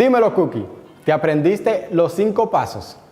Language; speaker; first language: Spanish; native; Spanish